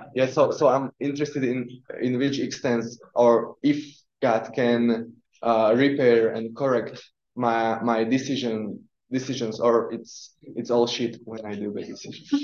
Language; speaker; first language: English; non-native, learner; Slovak